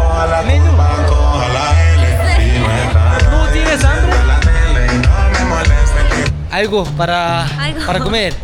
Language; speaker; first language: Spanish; non-native, learner; Korean